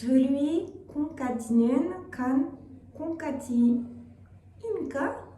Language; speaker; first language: Korean; non-native, learner; French